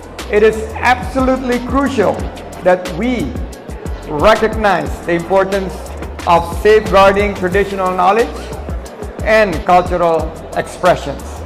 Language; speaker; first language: English; non-native, fluent; Indonesian